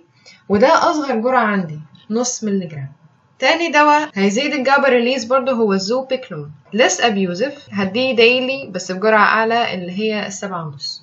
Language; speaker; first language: Arabic; native; Arabic